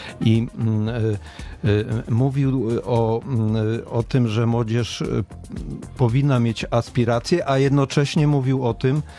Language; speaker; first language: Polish; native; Polish